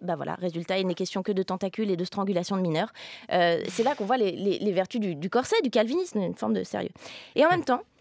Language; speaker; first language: French; native; French